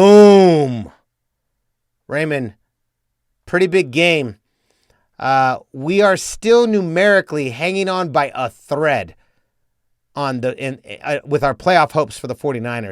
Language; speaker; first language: English; native; English